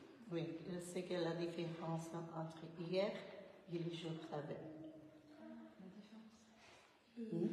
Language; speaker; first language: French; non-native, learner; Portuguese